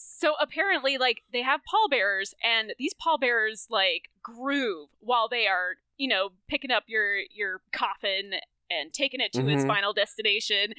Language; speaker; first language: English; native; English